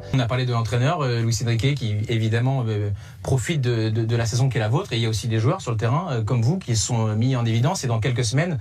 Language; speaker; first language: French; native; French